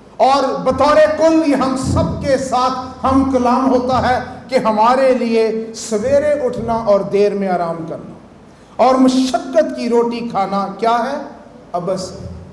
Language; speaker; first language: Urdu; native; Urdu